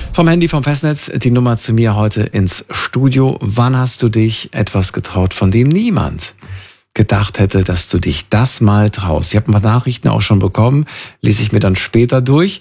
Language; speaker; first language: German; native; German